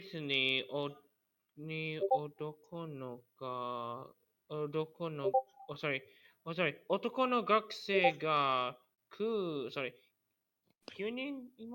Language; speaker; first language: Japanese; non-native, learner; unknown